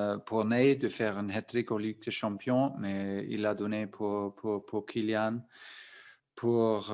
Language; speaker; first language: French; non-native, fluent; German